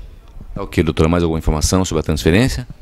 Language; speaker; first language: Portuguese; native; Portuguese